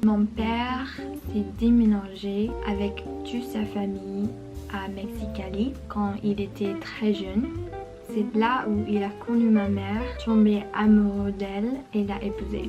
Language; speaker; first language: French; non-native, learner; Spanish